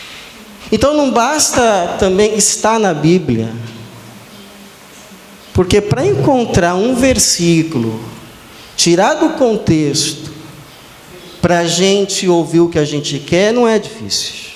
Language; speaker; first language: Portuguese; native; Portuguese